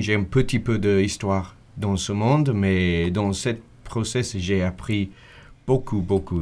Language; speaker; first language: French; non-native, fluent; English